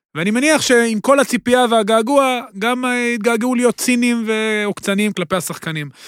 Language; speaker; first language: Hebrew; native; Hebrew